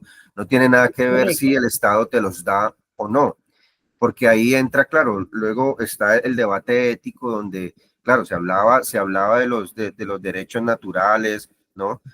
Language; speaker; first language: Spanish; native; Spanish